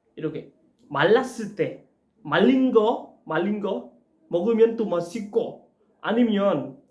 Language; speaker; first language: Korean; non-native, learner; Khmer